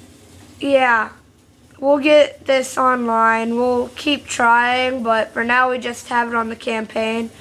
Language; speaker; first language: English; native; English